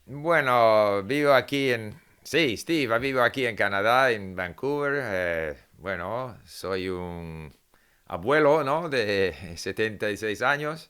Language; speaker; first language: Spanish; non-native, fluent; English